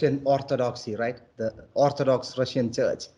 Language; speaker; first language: English; non-native, local second language; Malayalam